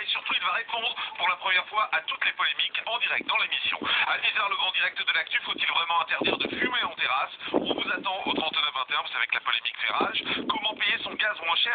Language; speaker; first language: French; native; French